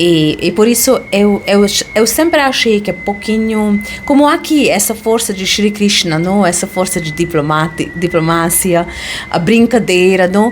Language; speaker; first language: Portuguese; non-native, fluent; Hungarian